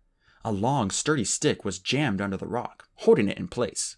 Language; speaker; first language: English; native; English